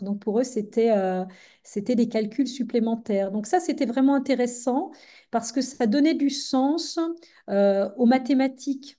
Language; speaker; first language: French; native; French